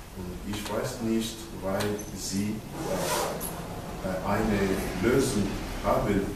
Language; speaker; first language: German; non-native, learner; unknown